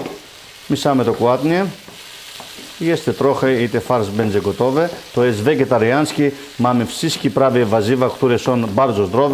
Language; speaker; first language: Polish; non-native, learner; Greek